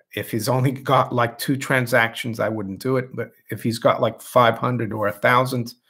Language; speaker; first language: English; non-native, fluent; Portuguese